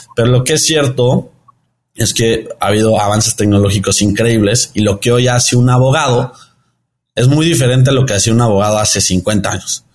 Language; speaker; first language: Spanish; early bilingual, heritage; Spanish